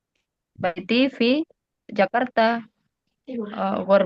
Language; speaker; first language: Arabic; non-native, learner; Indonesian